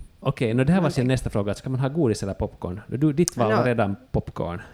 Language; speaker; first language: Swedish; non-native, local second language; Finnish